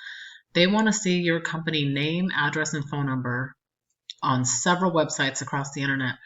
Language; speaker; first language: English; native; English